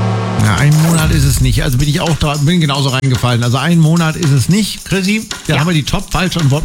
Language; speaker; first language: German; native; German